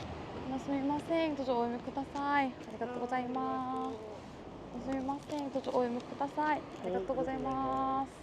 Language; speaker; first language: Japanese; non-native, learner; Korean